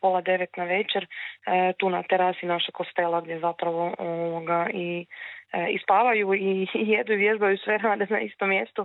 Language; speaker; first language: Serbian; native; Serbian